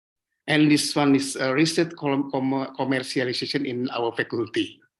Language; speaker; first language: English; non-native, learner; Indonesian